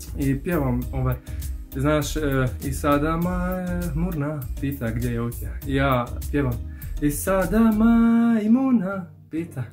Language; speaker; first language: Bosnian; non-native, fluent; Arabic